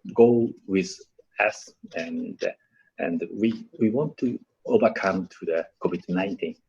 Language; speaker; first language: English; non-native, learner; Japanese